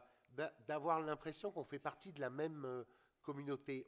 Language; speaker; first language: French; native; French